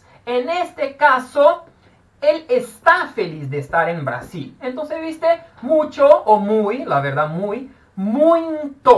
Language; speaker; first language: Spanish; non-native, fluent; Portuguese